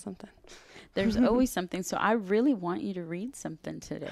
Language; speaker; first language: English; native; English